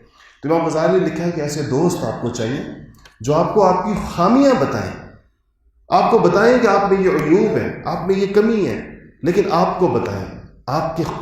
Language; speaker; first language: Urdu; native; Urdu